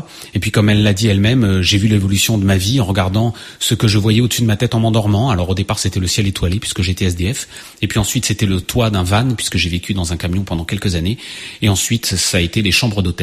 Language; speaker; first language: French; native; French